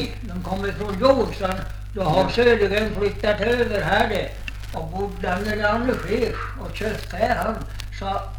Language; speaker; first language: Swedish; native; Swedish